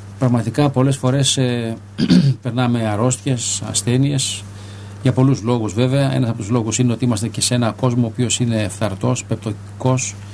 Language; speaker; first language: Greek; native; Greek